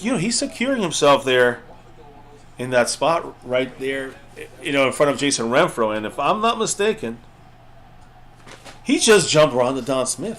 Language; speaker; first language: English; native; English